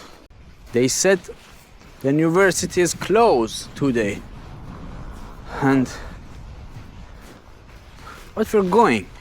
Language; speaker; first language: English; non-native, learner; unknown